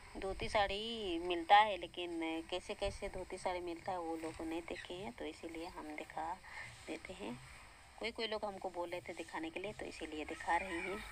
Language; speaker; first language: Hindi; non-native, local second language; Santali